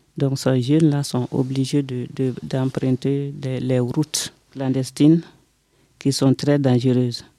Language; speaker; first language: French; non-native, local second language; Bambara